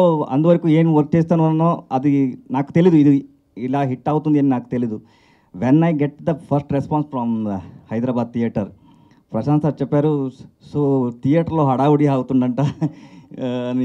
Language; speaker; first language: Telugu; non-native, learner; Kannada